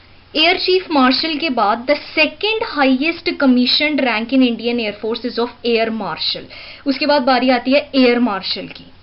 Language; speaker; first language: Hindi; native; Hindi